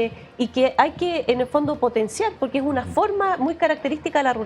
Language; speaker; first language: Spanish; native; Spanish